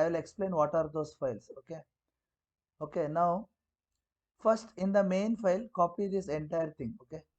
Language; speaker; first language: English; non-native, local second language; Kannada